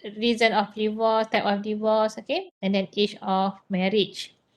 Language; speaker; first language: English; non-native, local second language; Malay